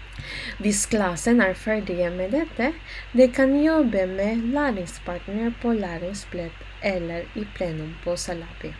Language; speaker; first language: Norwegian; non-native, learner; Filipino